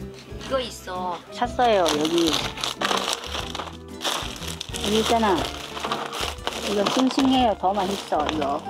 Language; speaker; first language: Korean; non-native, learner; Thai